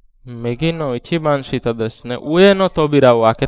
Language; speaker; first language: Japanese; non-native, fluent; Bangla